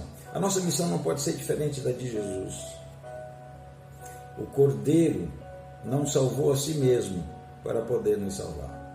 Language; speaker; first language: Portuguese; native; Portuguese